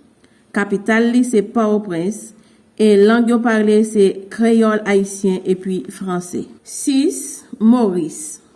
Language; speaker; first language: French; non-native, learner; Haitian Creole